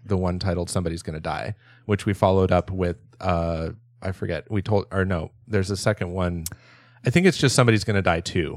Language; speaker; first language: English; native; English